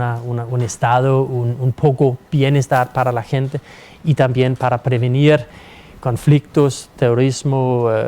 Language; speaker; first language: Spanish; non-native, fluent; Danish